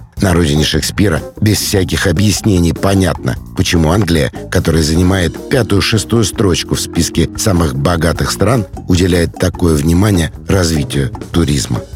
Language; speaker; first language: Russian; native; Russian